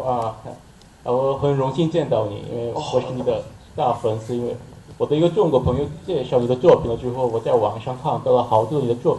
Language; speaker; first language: Chinese; non-native, learner; Korean